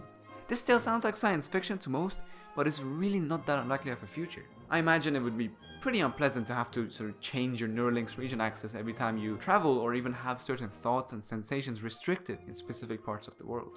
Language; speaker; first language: English; non-native, fluent; Persian